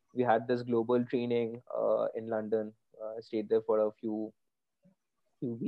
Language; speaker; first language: English; non-native, local second language; Bangla